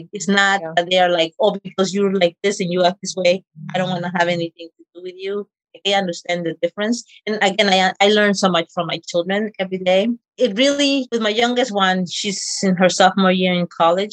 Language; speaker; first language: English; early bilingual, other home language; Spanish